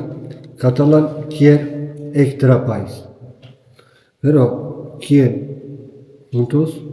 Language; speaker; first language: Spanish; non-native, learner; Turkish